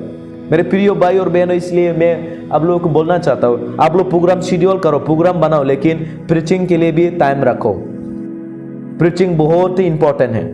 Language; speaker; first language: Hindi; non-native, local second language; Kok Borok